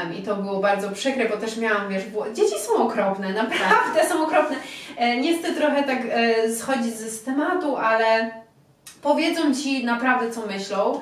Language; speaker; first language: Polish; early bilingual, heritage; Polish